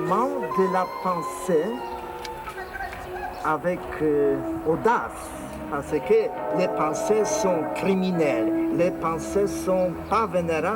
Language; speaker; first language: French; non-native, fluent; Polish